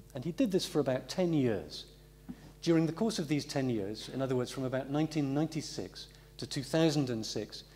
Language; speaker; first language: English; native; English